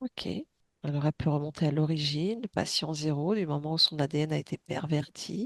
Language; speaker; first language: French; native; French